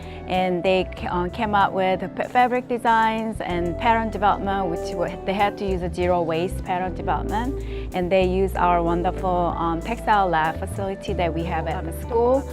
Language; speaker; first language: English; non-native, fluent; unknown